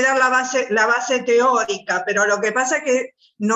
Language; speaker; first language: Spanish; native; Spanish